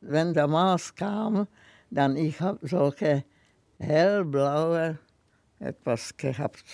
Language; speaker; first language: German; non-native, fluent; Czech